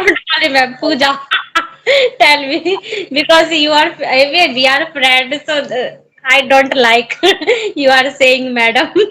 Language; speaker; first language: English; non-native, learner; Hindi